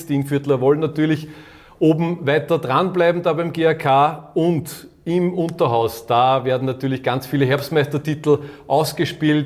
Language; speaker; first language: German; native; German